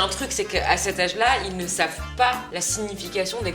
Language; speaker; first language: French; native; French